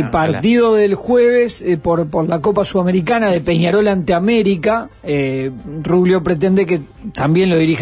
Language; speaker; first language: Spanish; native; Spanish